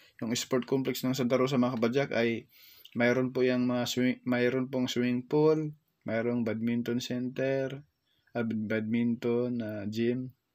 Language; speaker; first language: Filipino; native; Filipino